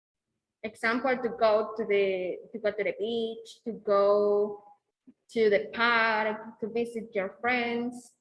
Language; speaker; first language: English; non-native, fluent; Spanish